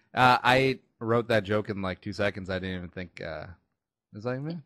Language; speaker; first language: English; native; English